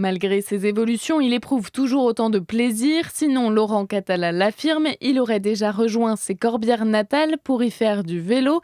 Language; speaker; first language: French; native; French